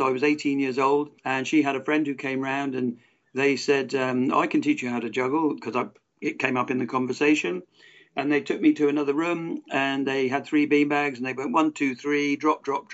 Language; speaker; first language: English; native; English